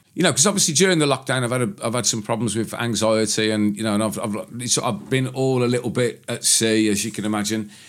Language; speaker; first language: English; native; English